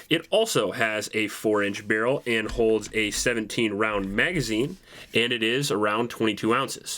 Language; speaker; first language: English; native; English